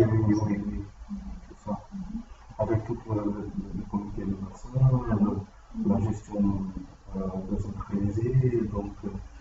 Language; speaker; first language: French; non-native, learner; Portuguese